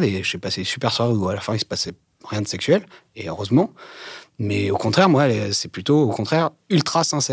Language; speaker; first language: French; native; French